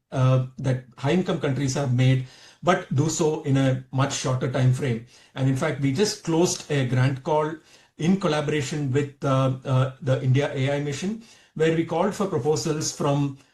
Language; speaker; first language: English; non-native, local second language; Tamil